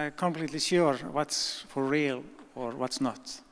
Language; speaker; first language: English; non-native, fluent; Icelandic